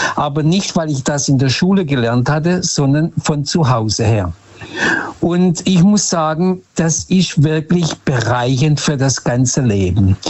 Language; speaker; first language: German; early bilingual, other home language; Portuguese